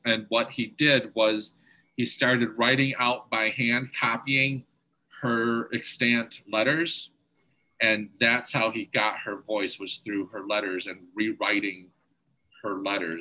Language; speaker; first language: English; native; English